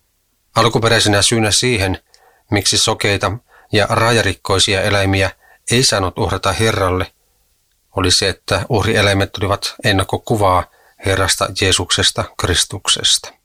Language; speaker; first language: Finnish; native; Finnish